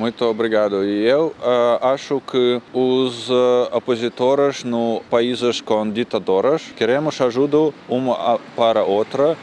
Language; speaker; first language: Portuguese; non-native, learner; Russian